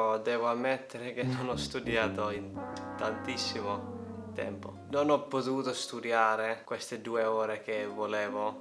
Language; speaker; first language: Italian; non-native, learner; Finnish